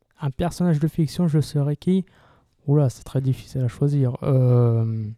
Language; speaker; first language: French; native; French